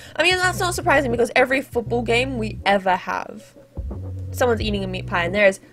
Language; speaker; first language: English; native; English